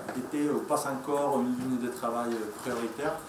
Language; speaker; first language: French; non-native, fluent; Spanish